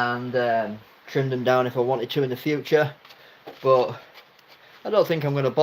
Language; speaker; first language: English; native; English